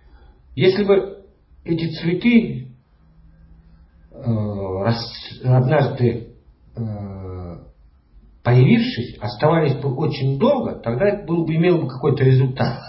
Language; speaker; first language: Russian; native; Russian